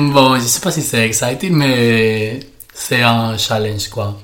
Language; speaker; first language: French; non-native, learner; Spanish